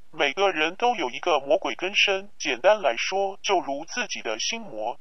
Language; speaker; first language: Chinese; non-native, local second language; Cantonese